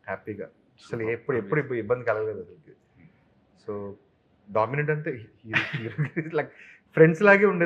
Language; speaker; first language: Telugu; native; Telugu